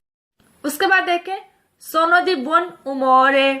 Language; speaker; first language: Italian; non-native, fluent; Urdu